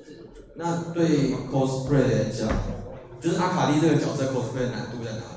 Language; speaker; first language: Chinese; native; Chinese